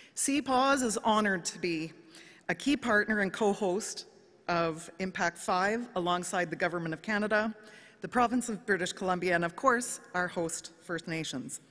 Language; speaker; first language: English; native; English